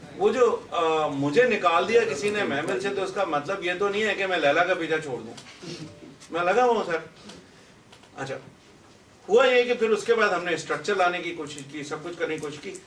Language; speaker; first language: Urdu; native; Urdu